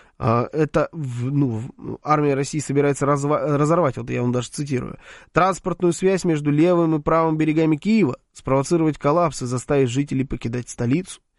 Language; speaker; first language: Russian; native; Russian